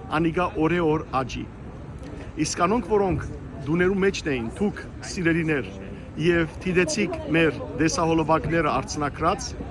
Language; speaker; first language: Armenian; early bilingual, heritage; Armenian